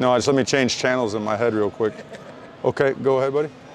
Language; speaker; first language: English; early bilingual, other home language; Spanish